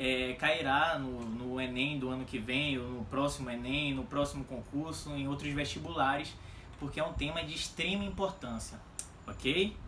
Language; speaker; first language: Portuguese; native; Portuguese